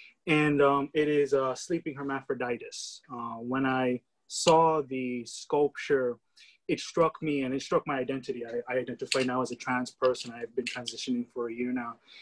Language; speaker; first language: English; native; English